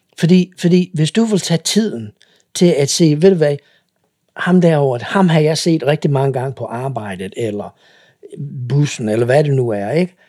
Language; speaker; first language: Danish; non-native, fluent; English